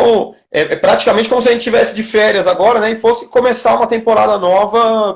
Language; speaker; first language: Portuguese; native; Portuguese